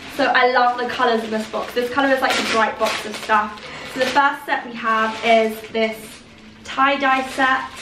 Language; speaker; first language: English; early bilingual, other home language; Persian